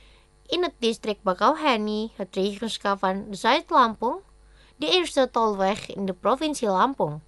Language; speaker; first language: Dutch; non-native, fluent; Indonesian